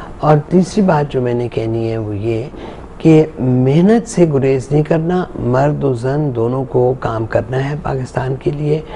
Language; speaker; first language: Urdu; non-native, local second language; Punjabi